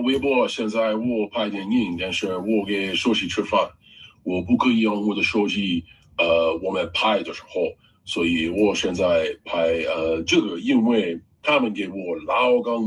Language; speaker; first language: Chinese; non-native, learner; English